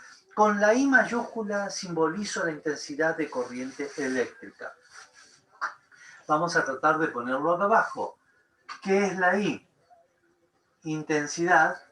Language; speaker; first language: Spanish; native; Spanish